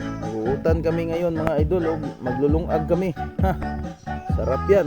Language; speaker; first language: Filipino; non-native, local second language; Cebuano